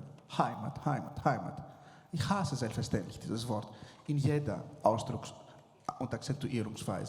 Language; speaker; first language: German; non-native, fluent; Greek